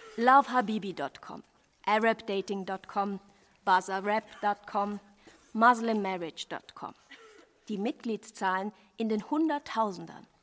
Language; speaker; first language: German; native; German